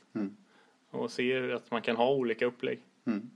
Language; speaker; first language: Swedish; native; Swedish